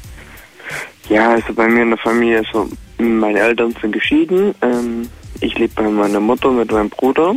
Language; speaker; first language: German; native; German